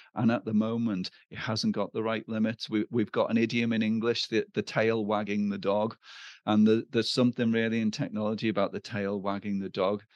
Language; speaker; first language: English; native; English